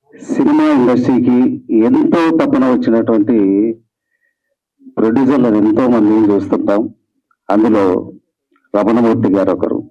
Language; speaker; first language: Telugu; native; Telugu